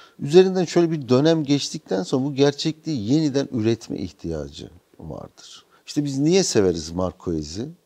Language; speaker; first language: Turkish; native; Turkish